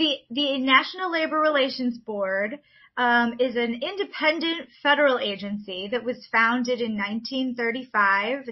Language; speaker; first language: English; native; English